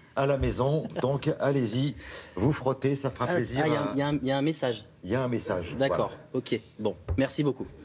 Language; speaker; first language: French; native; French